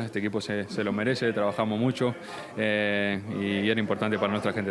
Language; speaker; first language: Spanish; native; Spanish